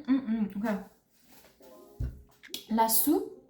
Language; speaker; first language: French; non-native, learner; English